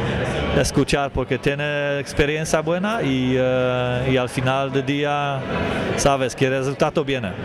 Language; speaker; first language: Spanish; non-native, learner; Polish